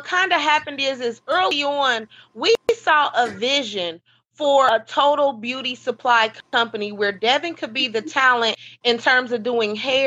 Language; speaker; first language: English; native; English